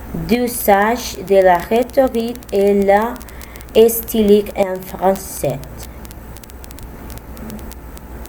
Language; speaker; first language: French; non-native, learner; Spanish